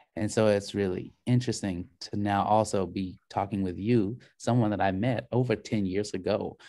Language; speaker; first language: English; native; English